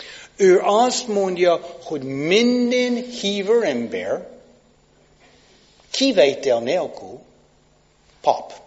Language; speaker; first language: Hungarian; non-native, fluent; English